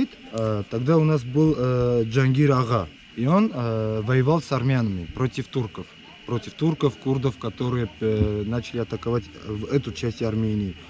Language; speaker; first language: Russian; non-native, local second language; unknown